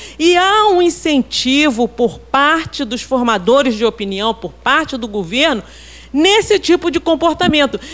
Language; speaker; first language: Portuguese; native; Portuguese